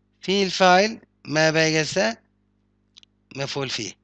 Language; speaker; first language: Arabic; non-native, fluent; Turkish